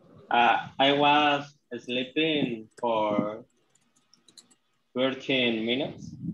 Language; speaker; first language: English; non-native, learner; Spanish